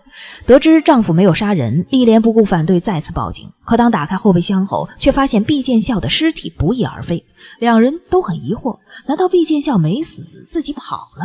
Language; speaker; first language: Chinese; native; Chinese